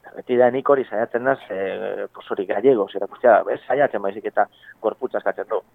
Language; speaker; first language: Basque; non-native, fluent; Galician